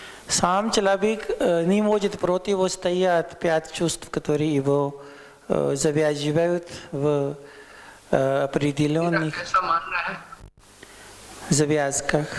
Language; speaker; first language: Russian; non-native, learner; Hindi